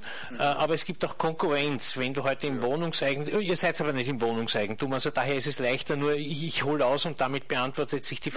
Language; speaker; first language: German; native; German